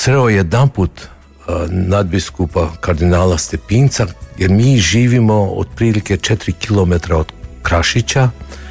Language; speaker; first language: Croatian; native; Croatian